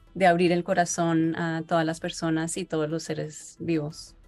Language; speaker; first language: Spanish; early bilingual, heritage; Spanish